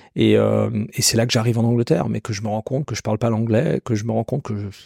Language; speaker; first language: French; native; French